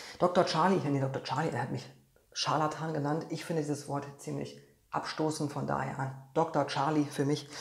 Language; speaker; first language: German; non-native, fluent; Polish